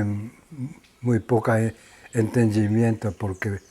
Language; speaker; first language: Spanish; non-native, learner; Japanese